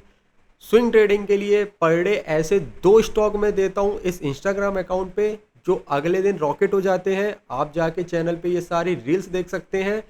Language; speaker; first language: Hindi; native; Hindi